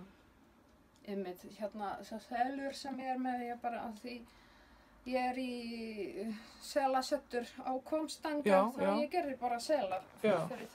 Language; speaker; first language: Icelandic; non-native, learner; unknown